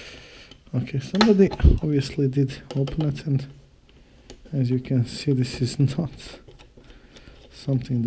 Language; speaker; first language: English; non-native, fluent; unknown